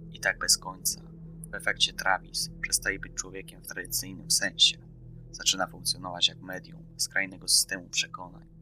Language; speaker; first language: Polish; native; Polish